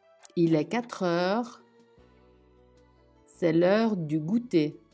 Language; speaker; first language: French; non-native, fluent; Italian